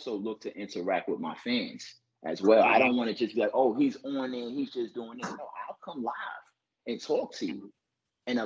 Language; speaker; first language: English; native; English